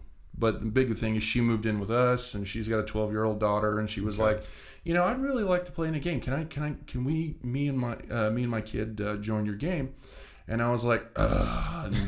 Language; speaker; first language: English; native; English